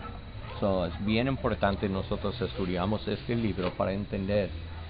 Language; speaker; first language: Spanish; non-native, learner; English